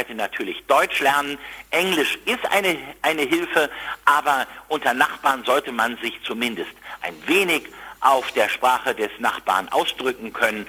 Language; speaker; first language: German; native; German